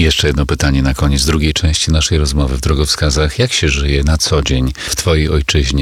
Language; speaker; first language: Polish; native; Polish